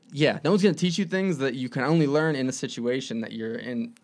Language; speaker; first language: English; native; English